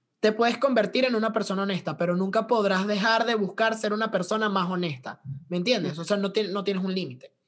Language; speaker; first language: Spanish; native; Spanish